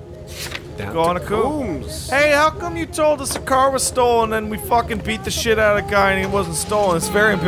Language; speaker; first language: English; native; English